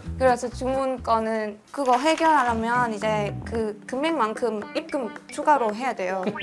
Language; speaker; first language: Korean; non-native, fluent; Vietnamese